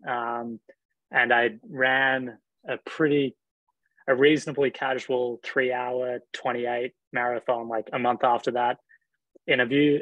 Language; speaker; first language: English; native; English